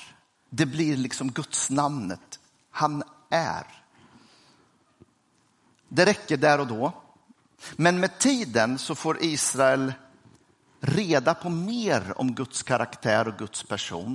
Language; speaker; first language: Swedish; native; Swedish